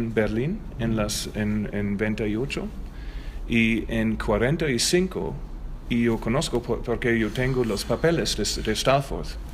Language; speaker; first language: Spanish; non-native, learner; German